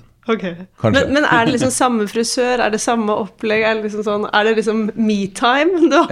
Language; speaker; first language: Norwegian; native; Norwegian